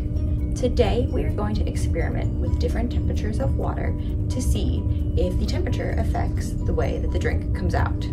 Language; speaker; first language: English; native; English